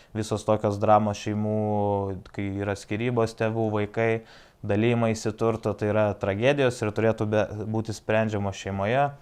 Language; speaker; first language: Lithuanian; native; Lithuanian